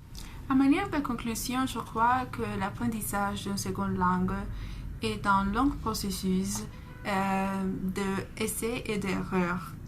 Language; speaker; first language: French; non-native, fluent; Spanish